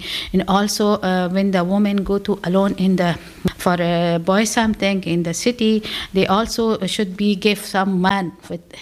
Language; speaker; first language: English; non-native, learner; Persian